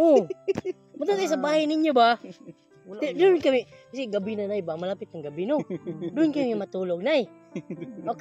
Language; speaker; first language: Filipino; non-native, local second language; Cebuano